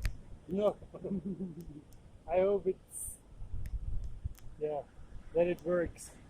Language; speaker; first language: English; non-native, fluent; German